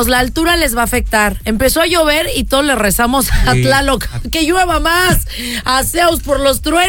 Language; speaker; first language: Spanish; native; Spanish